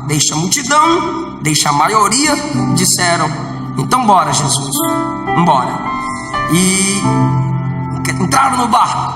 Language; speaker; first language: Portuguese; native; Portuguese